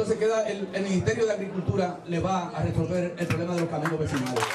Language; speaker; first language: Spanish; native; Spanish